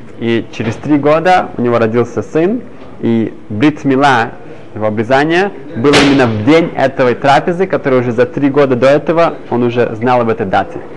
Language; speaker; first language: Russian; early bilingual, heritage; Hebrew